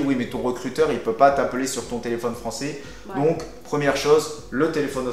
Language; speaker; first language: French; native; French